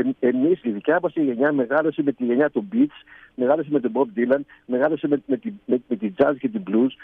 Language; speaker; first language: Greek; native; Greek